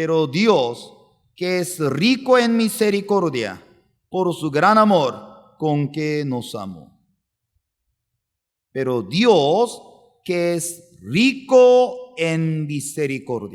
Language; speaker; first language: Spanish; non-native, fluent; Korean